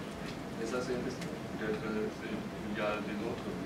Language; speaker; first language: French; non-native, fluent; German